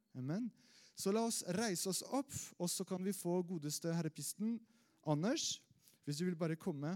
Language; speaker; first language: Norwegian; non-native, fluent; French